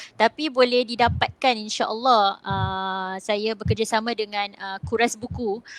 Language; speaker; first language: Malay; native; Malay